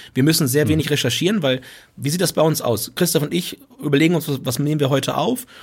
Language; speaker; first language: German; native; German